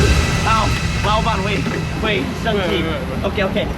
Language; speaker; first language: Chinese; non-native, fluent; English